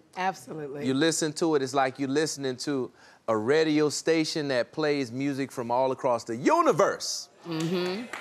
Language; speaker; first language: English; native; English